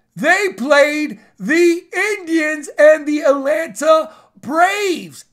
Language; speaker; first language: English; native; English